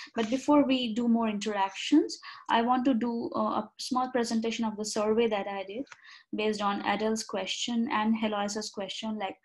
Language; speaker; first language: English; non-native, local second language; Bangla